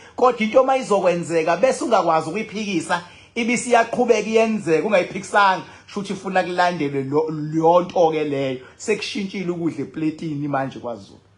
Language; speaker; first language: Zulu; native; Zulu